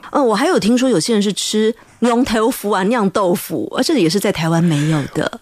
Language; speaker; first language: Chinese; native; Chinese